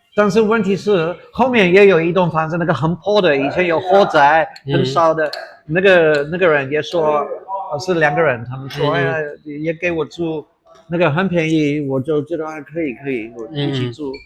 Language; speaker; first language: Chinese; non-native, fluent; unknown